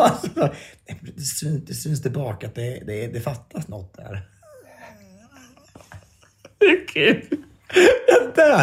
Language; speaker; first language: Swedish; native; Swedish